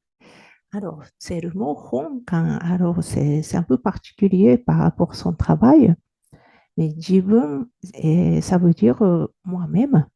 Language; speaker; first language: French; non-native, fluent; Japanese